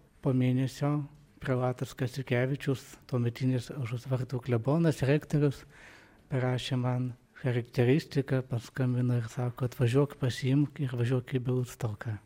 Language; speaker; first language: Lithuanian; non-native, local second language; Polish